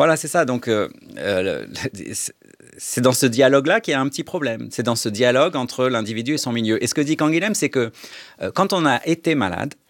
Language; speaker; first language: French; native; French